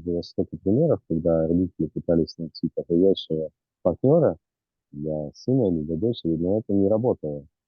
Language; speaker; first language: Russian; native; Russian